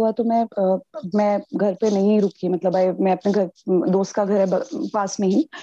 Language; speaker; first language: Hindi; native; Hindi